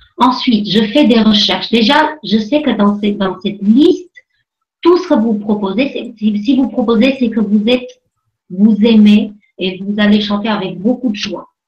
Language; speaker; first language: French; non-native, fluent; Armenian